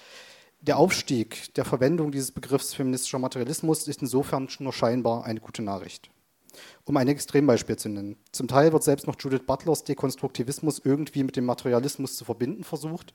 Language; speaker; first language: German; native; German